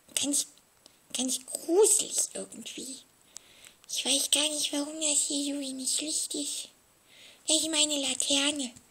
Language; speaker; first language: German; native; German